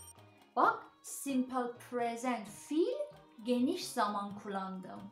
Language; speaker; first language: Turkish; non-native, learner; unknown